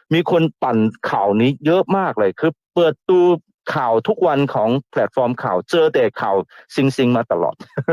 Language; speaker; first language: Thai; non-native, fluent; Chinese